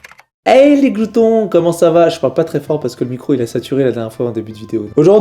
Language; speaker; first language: French; native; French